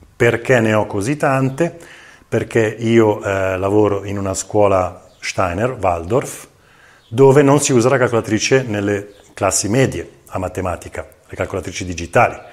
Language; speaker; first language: Italian; native; Italian